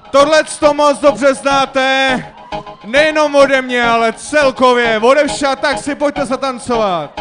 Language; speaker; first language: Czech; native; Czech